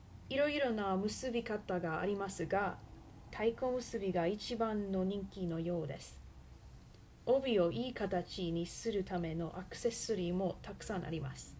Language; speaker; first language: Japanese; non-native, learner; English